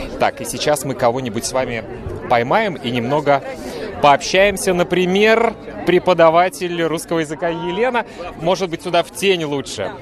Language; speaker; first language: Russian; native; Russian